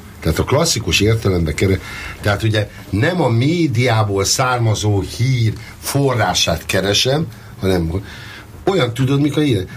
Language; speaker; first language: Hungarian; native; Hungarian